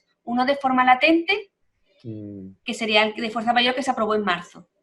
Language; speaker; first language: Spanish; native; Spanish